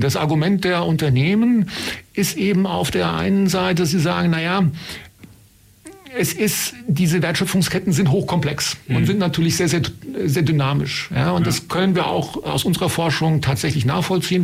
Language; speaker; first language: German; native; German